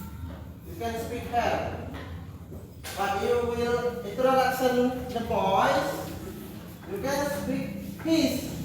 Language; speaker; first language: English; non-native, learner; Indonesian